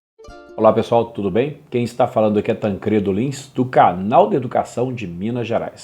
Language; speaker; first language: Portuguese; native; Portuguese